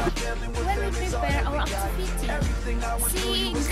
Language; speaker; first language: English; non-native, learner; Indonesian